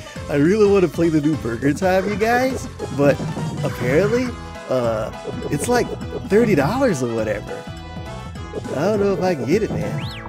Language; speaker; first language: English; native; English